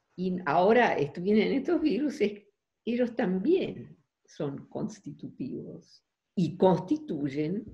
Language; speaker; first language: Spanish; non-native, fluent; Dutch